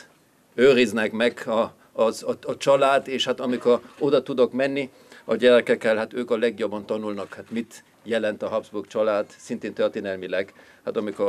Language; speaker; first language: Hungarian; non-native, fluent; German